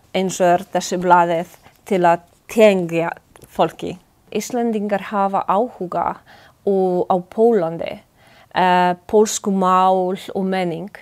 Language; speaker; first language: Icelandic; non-native, learner; Polish